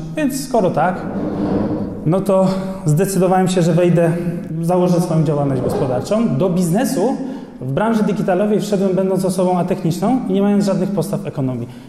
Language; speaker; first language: Polish; early bilingual, other home language; Albanian